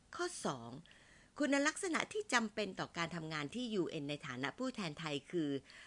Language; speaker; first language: Thai; native; Thai